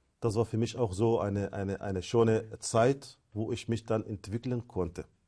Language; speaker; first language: German; non-native, fluent; Arabic